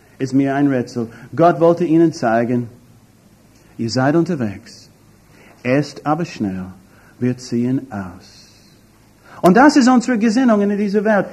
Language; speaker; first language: German; non-native, fluent; English